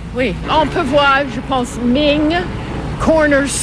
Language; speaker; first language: French; non-native, fluent; English